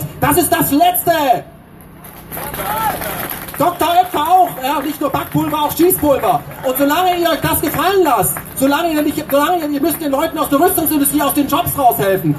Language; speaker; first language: German; native; German